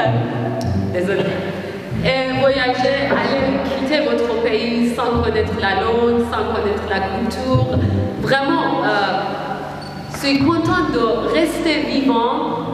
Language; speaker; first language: French; non-native, learner; Persian